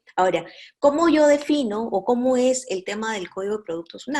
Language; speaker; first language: Spanish; native; Spanish